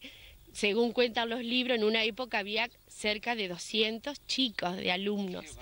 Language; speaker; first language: Spanish; native; Spanish